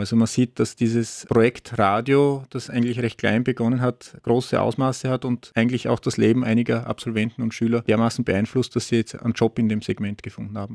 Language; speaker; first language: German; native; German